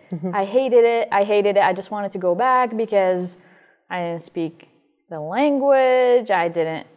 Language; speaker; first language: English; non-native, fluent; Arabic